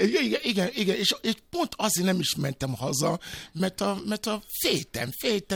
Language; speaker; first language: Hungarian; non-native, fluent; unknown